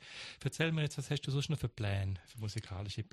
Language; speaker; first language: German; native; German